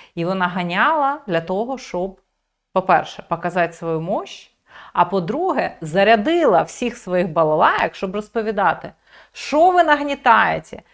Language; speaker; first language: Ukrainian; native; Ukrainian